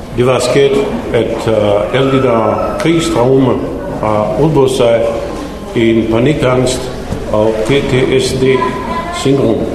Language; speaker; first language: Danish; non-native, fluent; Bosnian